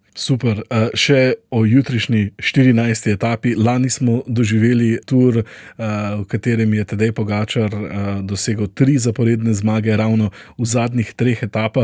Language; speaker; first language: Slovenian; native; Slovenian